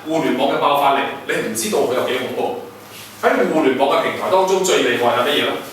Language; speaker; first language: Cantonese; early bilingual, heritage; Cantonese